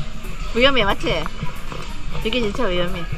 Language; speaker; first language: Korean; non-native, learner; Filipino